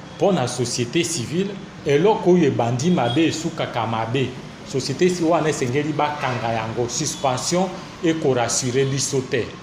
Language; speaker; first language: Lingala; native; Lingala